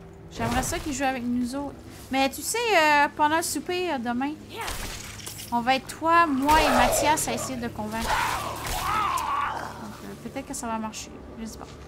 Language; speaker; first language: French; native; French